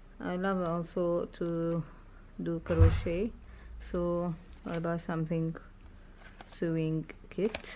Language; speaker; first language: English; non-native, learner; Arabic